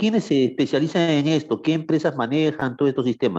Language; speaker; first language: Spanish; native; Spanish